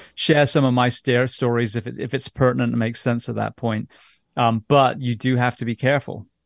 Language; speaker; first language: English; native; English